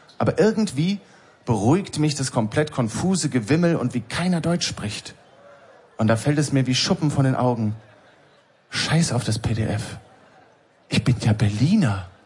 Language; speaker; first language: German; native; German